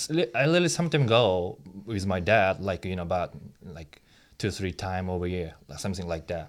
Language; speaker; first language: English; non-native, learner; Japanese